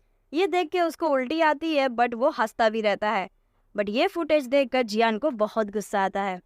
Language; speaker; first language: Hindi; native; Hindi